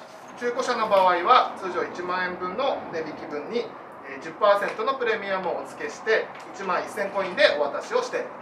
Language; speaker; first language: Japanese; native; Japanese